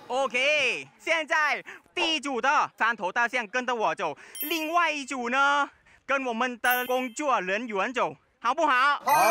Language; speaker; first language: Chinese; non-native, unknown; Thai